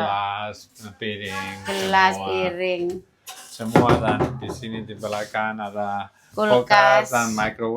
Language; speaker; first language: Indonesian; non-native, learner; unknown